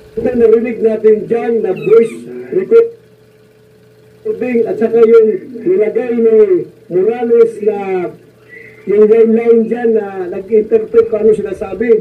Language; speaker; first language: Filipino; non-native, local second language; Cebuano